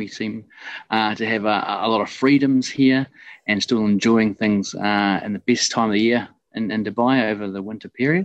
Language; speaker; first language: English; native; English